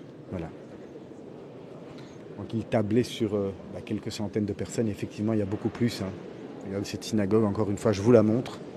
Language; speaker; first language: French; native; French